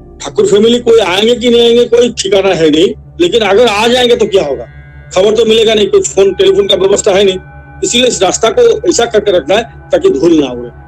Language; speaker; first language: Hindi; non-native, local second language; Assamese